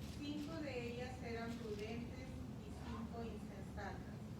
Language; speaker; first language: Spanish; native; Spanish